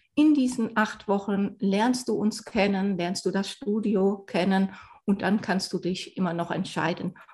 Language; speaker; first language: German; native; German